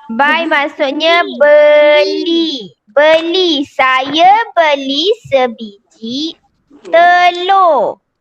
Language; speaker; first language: Malay; native; Malay